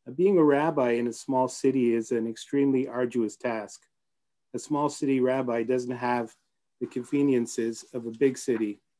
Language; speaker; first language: English; native; English